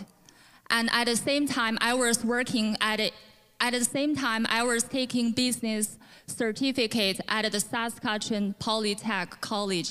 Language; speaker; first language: English; non-native, fluent; Chinese